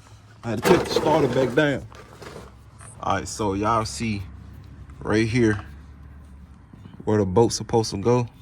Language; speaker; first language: English; native; English